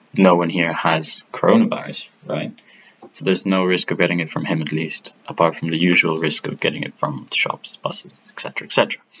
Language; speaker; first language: English; non-native, fluent; Italian